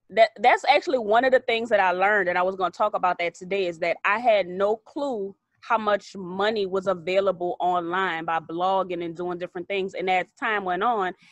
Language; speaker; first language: English; native; English